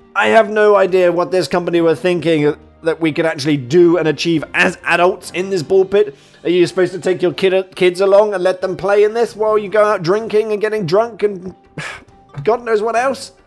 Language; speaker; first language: English; native; English